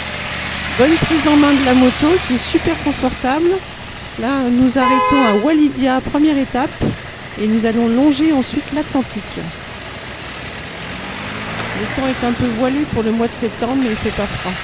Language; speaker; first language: French; native; French